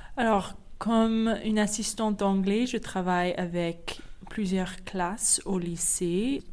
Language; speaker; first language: French; non-native, fluent; English